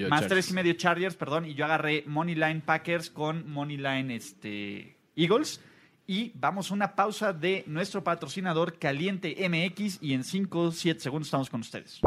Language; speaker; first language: Spanish; native; Spanish